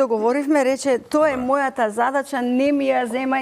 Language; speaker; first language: Macedonian; native; Macedonian